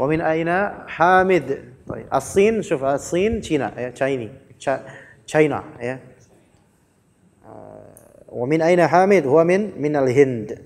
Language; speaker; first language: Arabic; non-native, fluent; Indonesian